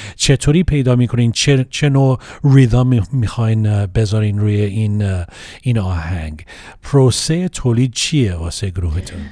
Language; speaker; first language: Persian; early bilingual, heritage; Persian